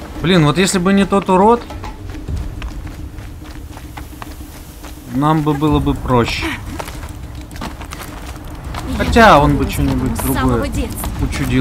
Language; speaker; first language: Russian; native; Russian